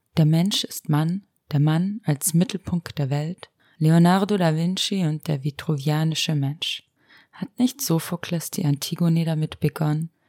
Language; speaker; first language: German; early bilingual, other home language; Romanian